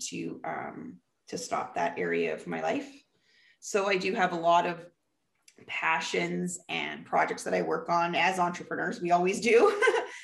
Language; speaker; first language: English; native; English